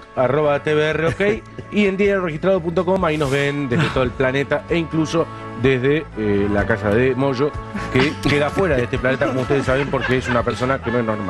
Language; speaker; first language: Spanish; native; Spanish